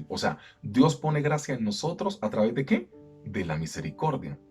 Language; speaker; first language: Spanish; native; Spanish